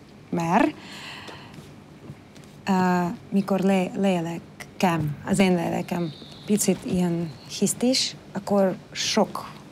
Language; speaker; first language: Hungarian; non-native, learner; Russian